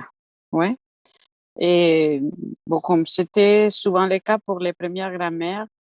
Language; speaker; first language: French; non-native, fluent; Spanish